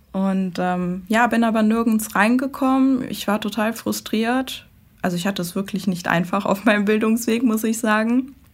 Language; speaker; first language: German; early bilingual, other home language; Persian